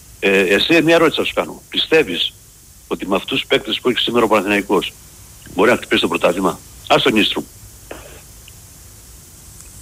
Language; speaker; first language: Greek; native; Greek